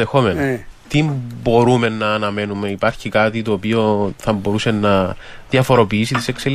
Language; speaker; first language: Greek; native; Greek